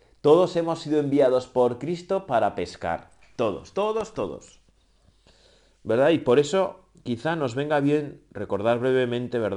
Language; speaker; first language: Spanish; native; Spanish